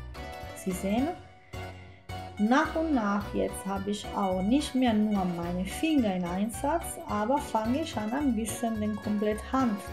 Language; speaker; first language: German; non-native, fluent; Italian